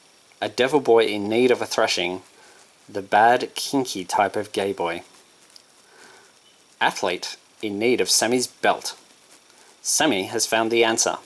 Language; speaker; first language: English; native; English